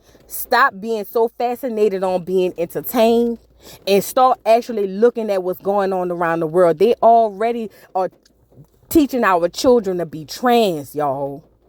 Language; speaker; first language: English; native; English